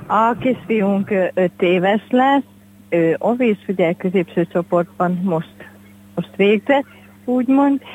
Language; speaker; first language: Hungarian; native; Hungarian